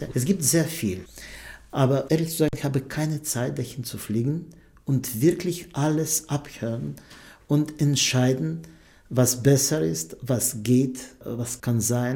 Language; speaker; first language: German; non-native, fluent; Russian